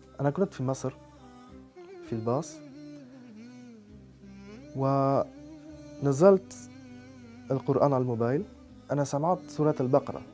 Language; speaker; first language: Arabic; non-native, fluent; French